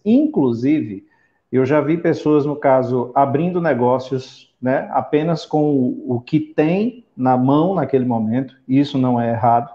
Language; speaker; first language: Portuguese; native; Portuguese